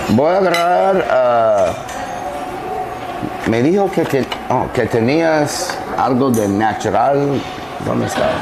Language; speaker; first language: Spanish; non-native, learner; English